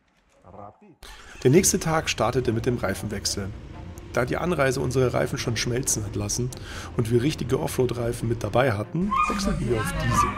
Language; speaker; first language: German; native; German